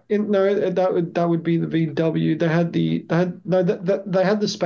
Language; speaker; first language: English; native; English